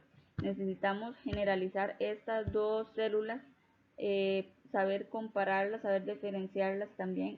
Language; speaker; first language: Spanish; native; Spanish